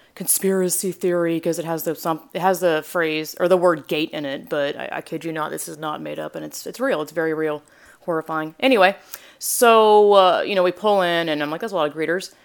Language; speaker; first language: English; native; English